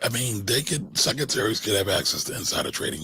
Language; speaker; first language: English; native; English